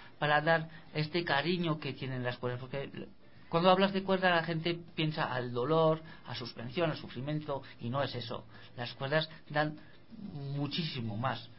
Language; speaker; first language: Spanish; non-native, fluent; French